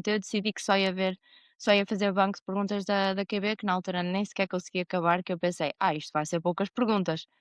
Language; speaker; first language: Portuguese; native; Portuguese